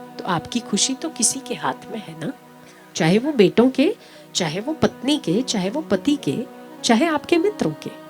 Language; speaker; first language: Hindi; native; Hindi